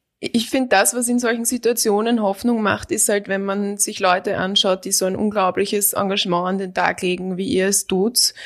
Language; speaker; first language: German; native; German